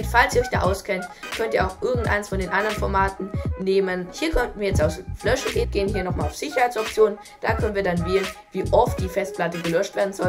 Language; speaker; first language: German; native; German